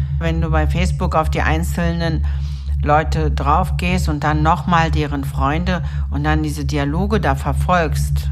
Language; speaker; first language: German; early bilingual, other home language; Turkish